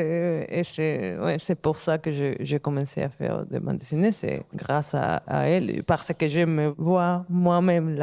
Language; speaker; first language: French; non-native, fluent; Spanish